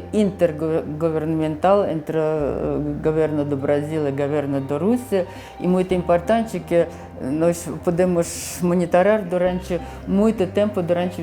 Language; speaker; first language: Portuguese; non-native, fluent; Russian